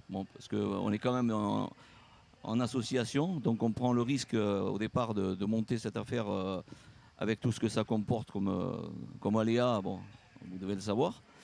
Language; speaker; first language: French; native; French